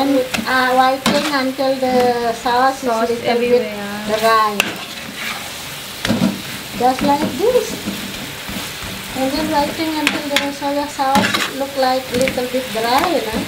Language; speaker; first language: English; non-native, learner; Indonesian